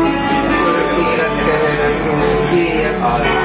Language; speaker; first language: Hungarian; non-native, learner; English